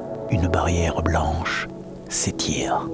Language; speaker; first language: French; native; French